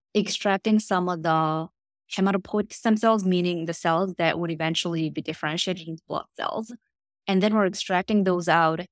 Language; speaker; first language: English; non-native, fluent; Korean